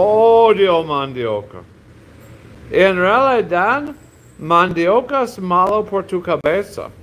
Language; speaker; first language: Spanish; non-native, learner; English